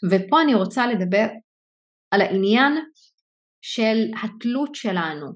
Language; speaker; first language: Hebrew; non-native, local second language; Arabic